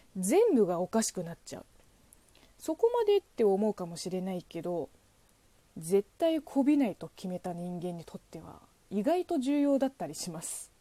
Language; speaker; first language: Japanese; non-native, fluent; Chinese